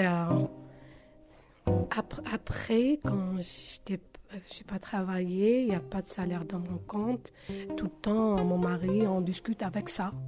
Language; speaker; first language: French; non-native, learner; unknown